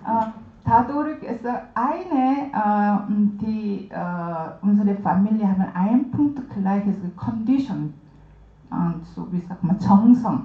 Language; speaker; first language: German; non-native, learner; Korean